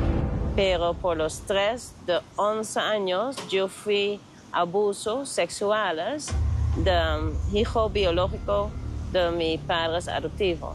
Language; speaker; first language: Spanish; non-native, learner; Dutch